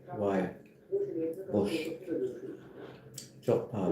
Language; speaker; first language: Turkish; non-native, learner; Filipino